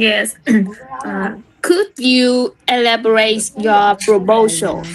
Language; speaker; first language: English; non-native, learner; Vietnamese